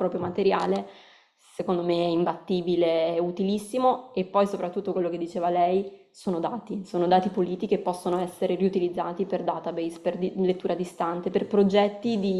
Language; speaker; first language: Italian; native; Italian